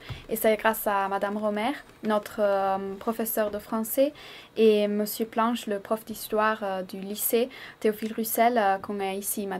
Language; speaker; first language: French; non-native, fluent; Italian